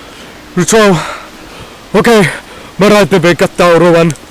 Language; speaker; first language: Welsh; non-native, learner; English